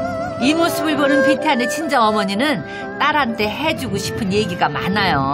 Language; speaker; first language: Korean; native; Korean